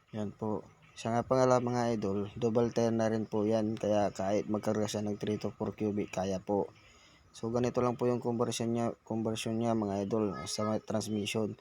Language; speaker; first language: Filipino; non-native, local second language; Pangasinan